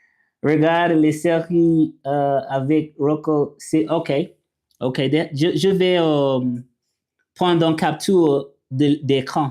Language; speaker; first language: French; non-native, learner; English